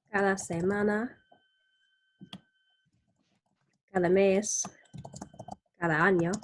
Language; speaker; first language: Spanish; non-native, fluent; English